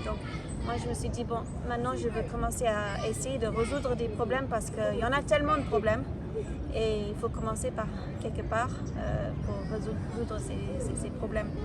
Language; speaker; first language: French; non-native, fluent; English